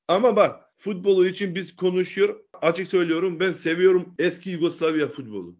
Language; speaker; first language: Turkish; non-native, learner; Macedonian